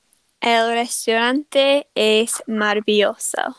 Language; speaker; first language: Spanish; non-native, learner; English